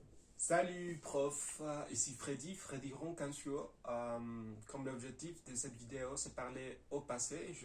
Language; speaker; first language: French; non-native, learner; Spanish